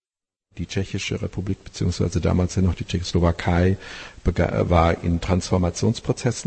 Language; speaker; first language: German; native; German